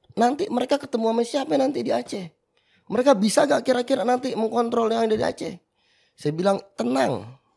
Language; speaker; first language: Indonesian; native; Indonesian